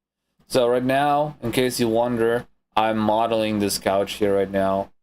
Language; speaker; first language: English; non-native, fluent; German